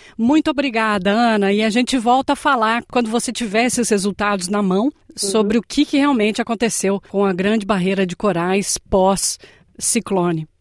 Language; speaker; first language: Portuguese; native; Portuguese